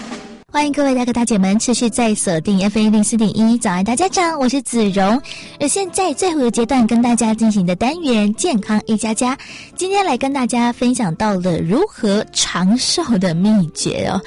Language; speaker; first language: Chinese; native; Chinese